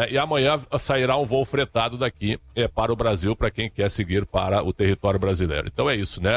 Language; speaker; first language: Portuguese; native; Portuguese